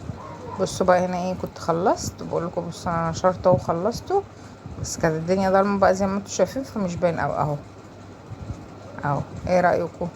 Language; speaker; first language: Arabic; native; Arabic